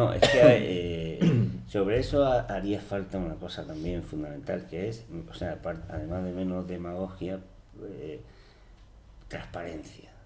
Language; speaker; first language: Spanish; native; Spanish